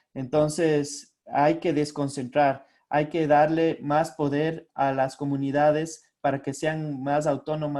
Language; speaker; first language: Spanish; native; Spanish